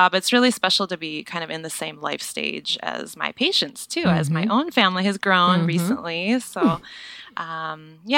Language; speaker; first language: English; native; English